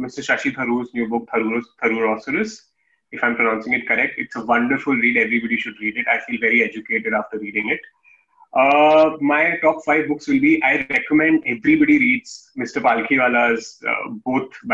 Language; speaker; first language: English; non-native, local second language; Hindi